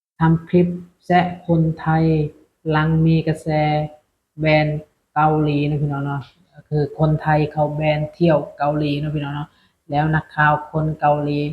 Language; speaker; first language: Thai; non-native, local second language; Lao